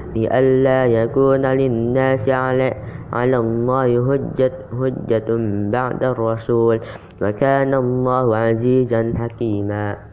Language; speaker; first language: Arabic; non-native, learner; Indonesian